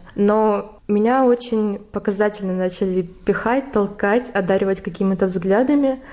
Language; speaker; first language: Russian; native; Russian